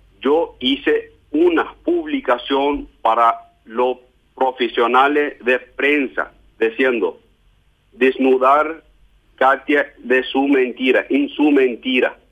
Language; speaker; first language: Spanish; non-native, fluent; German